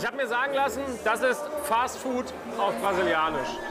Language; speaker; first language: German; native; German